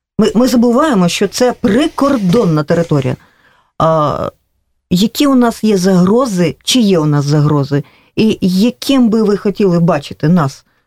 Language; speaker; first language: Ukrainian; native; Ukrainian